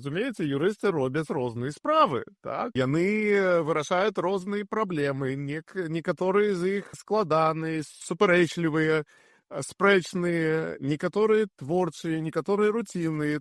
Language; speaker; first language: Belarusian; native; Belarusian